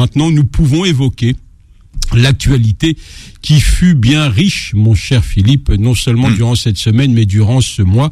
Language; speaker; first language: French; native; French